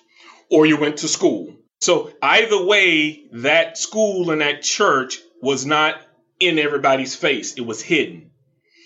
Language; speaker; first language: English; native; English